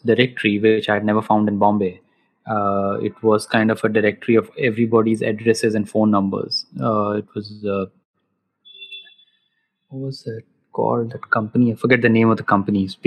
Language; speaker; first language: English; non-native, local second language; Hindi